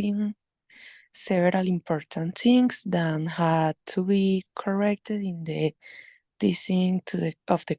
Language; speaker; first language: English; non-native, learner; Spanish